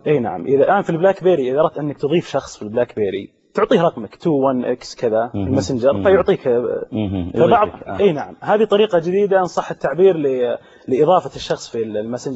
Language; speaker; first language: Arabic; native; Arabic